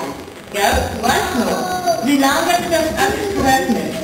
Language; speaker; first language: German; non-native, learner; French